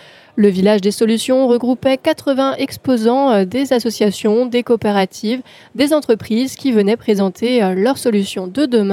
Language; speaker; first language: French; native; French